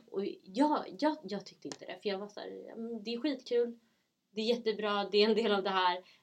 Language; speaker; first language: Swedish; early bilingual, other home language; Somali